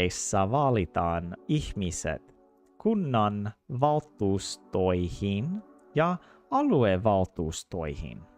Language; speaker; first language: Finnish; non-native, learner; English